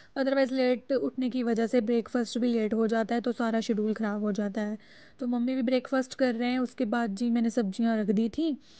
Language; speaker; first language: Hindi; non-native, local second language; Punjabi